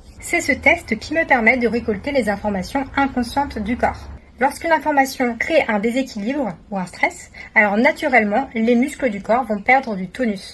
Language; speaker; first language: French; native; French